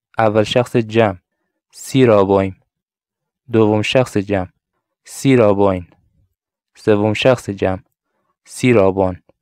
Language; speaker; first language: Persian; non-native, local second language; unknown